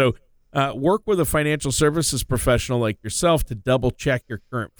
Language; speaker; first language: English; native; English